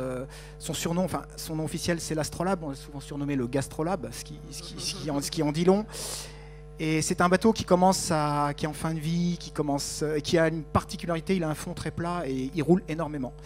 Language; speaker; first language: French; native; French